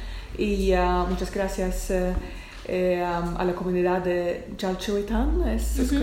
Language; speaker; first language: Spanish; non-native, fluent; Swedish